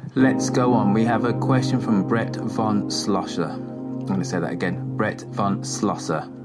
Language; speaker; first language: English; native; English